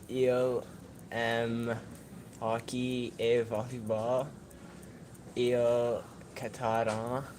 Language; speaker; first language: French; non-native, learner; English